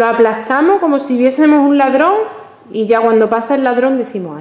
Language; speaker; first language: Spanish; native; Spanish